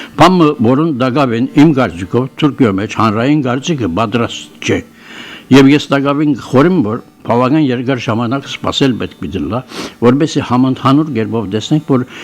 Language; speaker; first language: Armenian; native; Armenian